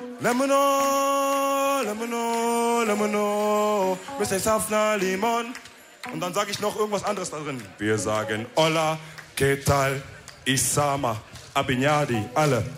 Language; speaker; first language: German; early bilingual, other home language; Wolof